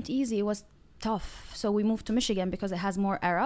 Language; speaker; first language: English; non-native, fluent; Arabic